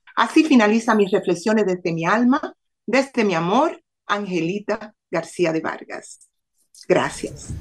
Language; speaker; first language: Spanish; native; Spanish